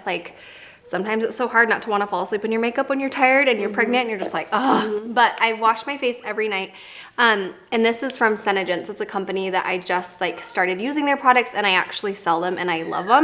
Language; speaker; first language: English; native; English